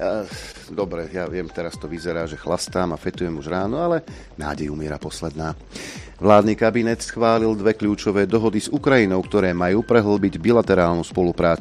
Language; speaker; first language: Slovak; native; Slovak